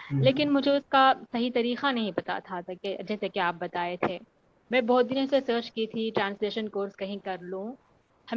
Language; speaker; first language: Hindi; native; Hindi